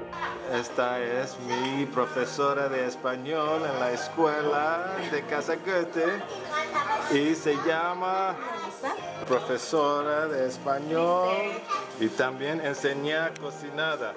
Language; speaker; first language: Spanish; non-native, learner; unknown